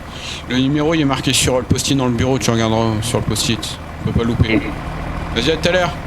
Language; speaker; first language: French; native; French